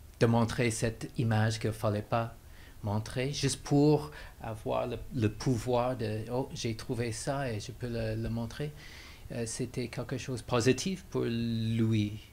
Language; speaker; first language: French; non-native, fluent; English